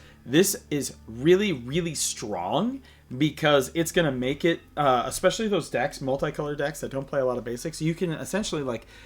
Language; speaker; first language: English; native; English